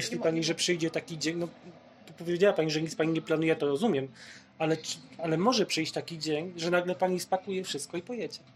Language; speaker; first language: Polish; native; Polish